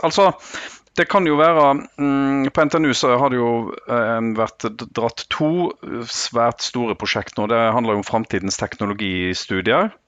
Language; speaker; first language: Norwegian; native; Norwegian